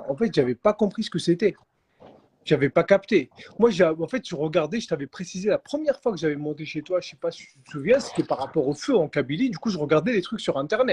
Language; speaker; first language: French; native; French